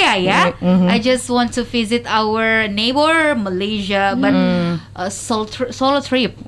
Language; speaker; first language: English; non-native, fluent; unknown